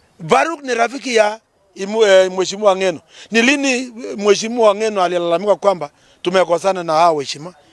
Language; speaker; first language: Swahili; non-native, local second language; Kalenjin